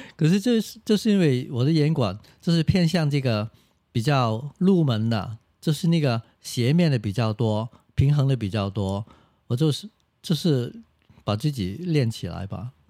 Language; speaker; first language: Chinese; non-native, local second language; Cantonese